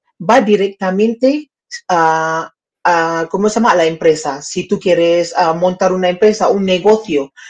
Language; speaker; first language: Spanish; native; Spanish